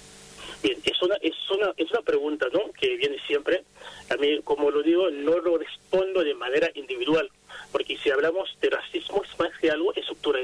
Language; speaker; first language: Spanish; non-native, fluent; Haitian Creole